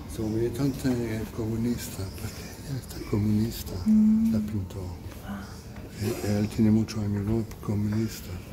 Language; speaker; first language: Spanish; non-native, learner; French